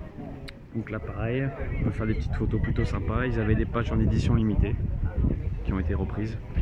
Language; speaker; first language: French; native; French